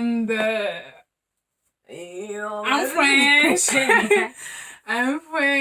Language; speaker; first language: English; non-native, learner; French